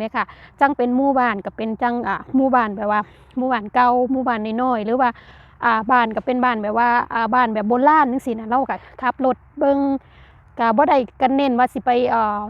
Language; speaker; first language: Thai; non-native, local second language; Lao